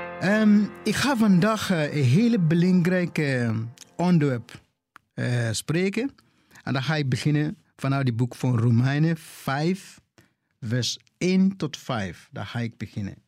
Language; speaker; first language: Dutch; non-native, fluent; English